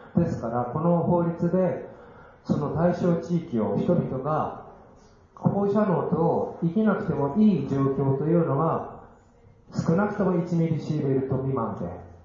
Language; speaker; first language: Japanese; native; Japanese